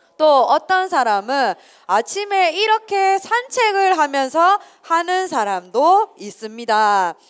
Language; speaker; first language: Korean; native; Korean